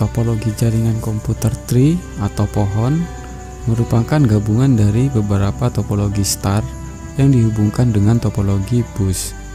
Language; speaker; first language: Indonesian; native; Indonesian